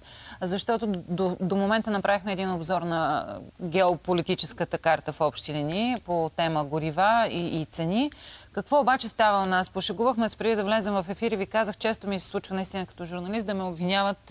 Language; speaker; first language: Bulgarian; native; Bulgarian